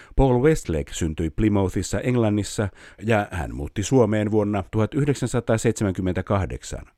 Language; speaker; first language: Finnish; native; Finnish